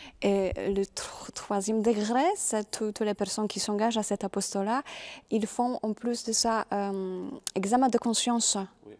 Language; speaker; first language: French; non-native, fluent; Polish